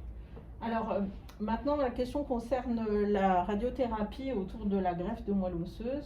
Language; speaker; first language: French; native; French